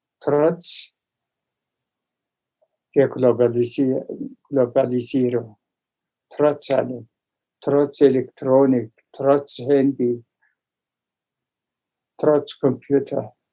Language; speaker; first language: German; non-native, fluent; Mongolian